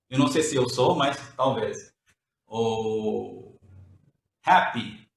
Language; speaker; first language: Portuguese; non-native, learner; English